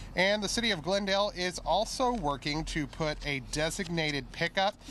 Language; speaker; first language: English; native; English